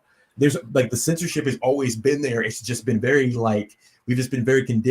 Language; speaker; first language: English; native; English